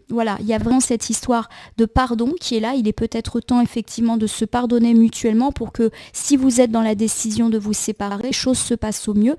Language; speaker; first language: French; native; French